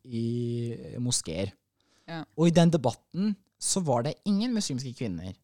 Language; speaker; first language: Norwegian; early bilingual, other home language; Somali